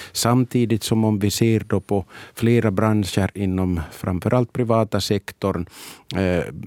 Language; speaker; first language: Swedish; native; Swedish